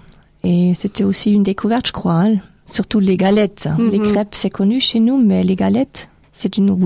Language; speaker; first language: French; non-native, fluent; German